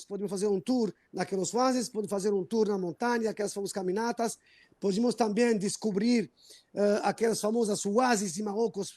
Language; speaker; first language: Portuguese; non-native, fluent; Arabic